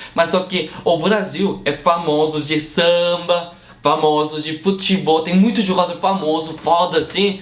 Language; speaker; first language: Portuguese; non-native, fluent; Korean